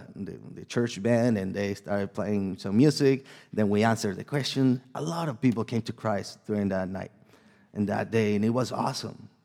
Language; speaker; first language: English; non-native, fluent; Spanish